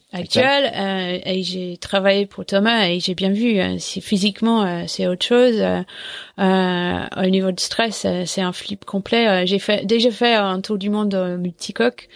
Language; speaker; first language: French; non-native, fluent; English